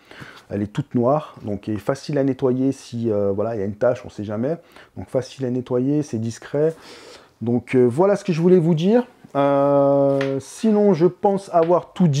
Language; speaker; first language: French; native; French